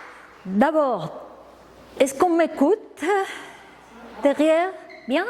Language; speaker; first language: French; non-native, fluent; Spanish